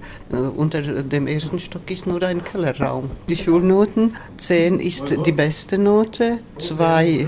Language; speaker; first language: German; non-native, fluent; Latvian